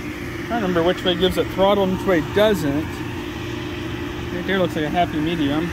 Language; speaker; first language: English; native; English